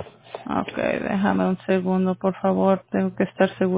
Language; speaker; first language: Spanish; early bilingual, heritage; Spanish